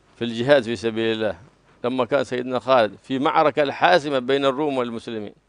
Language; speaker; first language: Arabic; native; Arabic